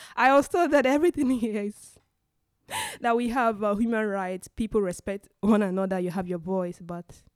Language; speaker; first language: English; non-native, local second language; Igbo